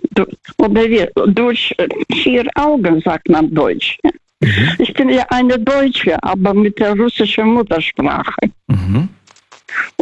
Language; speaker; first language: German; non-native, fluent; Russian